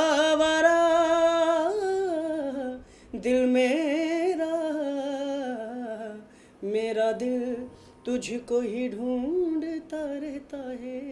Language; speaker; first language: Hindi; native; Hindi